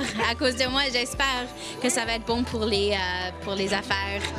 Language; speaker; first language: French; non-native, local second language; English